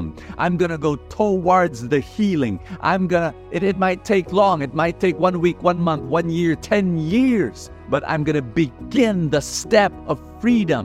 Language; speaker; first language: English; non-native, local second language; Filipino